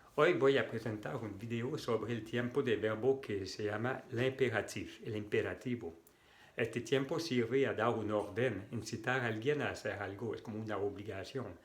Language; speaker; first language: Spanish; non-native, fluent; French